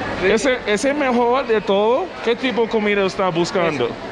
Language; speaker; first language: Spanish; non-native, learner; English